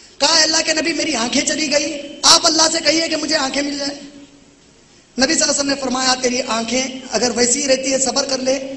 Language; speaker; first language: Urdu; native; Urdu